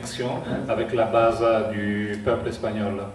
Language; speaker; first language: French; non-native, fluent; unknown